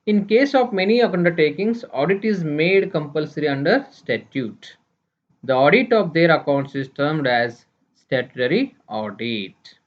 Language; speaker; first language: English; non-native, local second language; Kannada